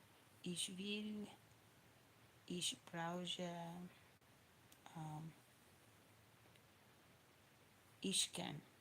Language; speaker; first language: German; non-native, learner; English